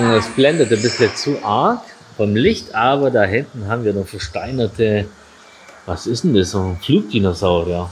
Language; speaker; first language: German; native; German